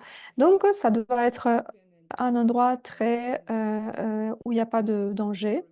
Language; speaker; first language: French; non-native, fluent; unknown